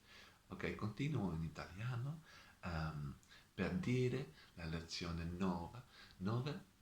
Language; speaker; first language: Italian; non-native, learner; Dutch